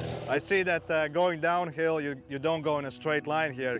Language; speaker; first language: English; non-native, fluent; Latvian